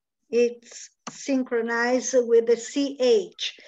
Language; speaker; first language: English; non-native, fluent; Italian